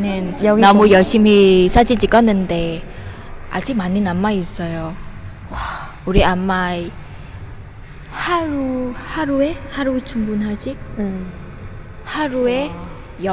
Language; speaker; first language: Korean; non-native, fluent; Vietnamese